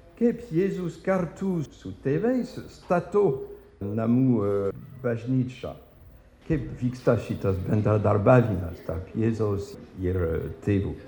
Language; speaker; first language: Lithuanian; non-native, fluent; French